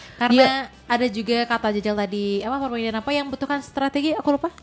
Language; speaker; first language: Indonesian; non-native, local second language; Minangkabau